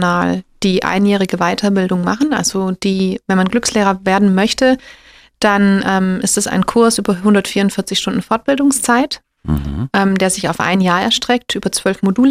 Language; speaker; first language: German; native; German